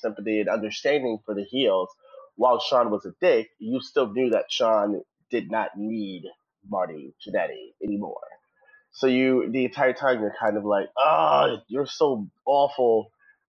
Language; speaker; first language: English; native; English